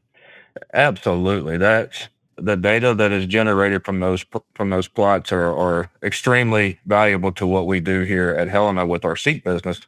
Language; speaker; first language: English; native; English